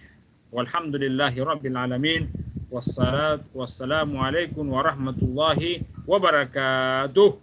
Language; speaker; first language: Arabic; non-native, fluent; Malay